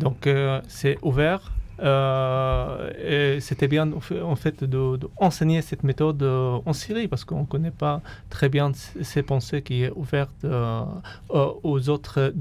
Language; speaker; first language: French; non-native, fluent; Arabic